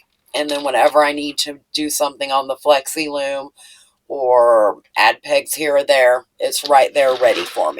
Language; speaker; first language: English; native; English